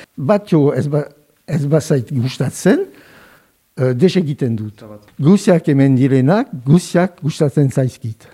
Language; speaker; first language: Basque; non-native, local second language; French